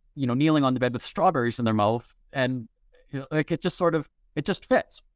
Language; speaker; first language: English; native; English